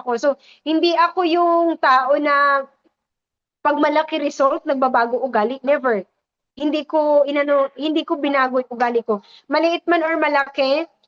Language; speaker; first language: Filipino; non-native, local second language; Cebuano